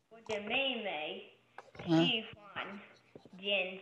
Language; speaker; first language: Chinese; non-native, learner; English